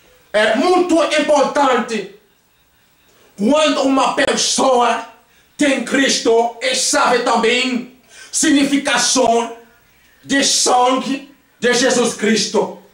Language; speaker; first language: Portuguese; non-native, learner; Haitian Creole